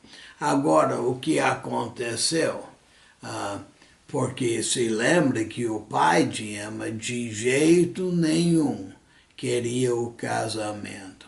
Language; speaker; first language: Portuguese; non-native, fluent; English